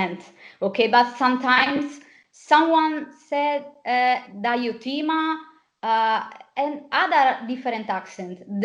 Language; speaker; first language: English; non-native, fluent; Italian